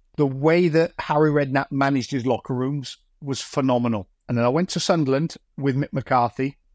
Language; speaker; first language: English; native; English